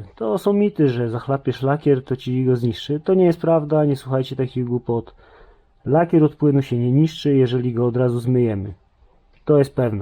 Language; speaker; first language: Polish; native; Polish